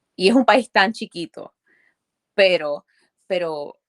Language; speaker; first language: Spanish; early bilingual, other home language; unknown